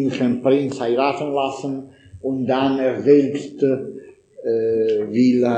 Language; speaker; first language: German; non-native, learner; Italian